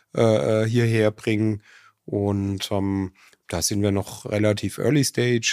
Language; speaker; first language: German; native; German